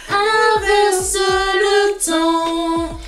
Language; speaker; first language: French; native; French